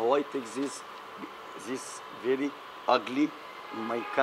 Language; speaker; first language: English; non-native, learner; Arabic